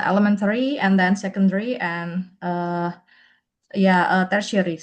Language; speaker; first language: English; non-native, learner; Indonesian